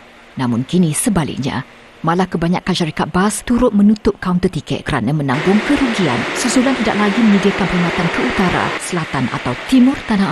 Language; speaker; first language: Malay; native; Malay